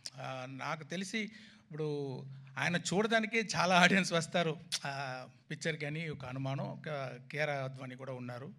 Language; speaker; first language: Telugu; non-native, learner; Tamil